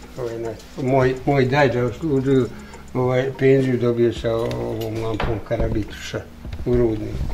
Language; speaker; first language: Bosnian; native; Bosnian